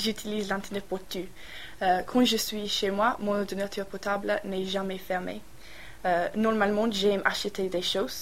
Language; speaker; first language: French; non-native, learner; English